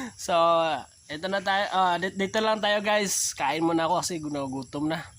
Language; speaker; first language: Filipino; non-native, local second language; Cebuano